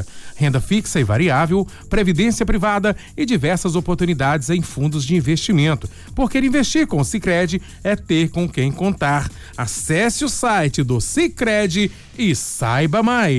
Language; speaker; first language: Portuguese; native; Portuguese